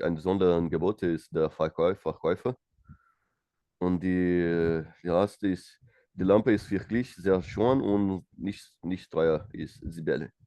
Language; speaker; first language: German; non-native, learner; Portuguese